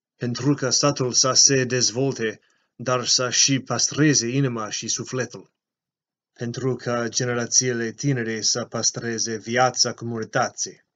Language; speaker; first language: Romanian; non-native, learner; English